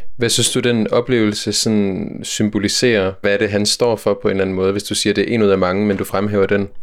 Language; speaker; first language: Danish; native; Danish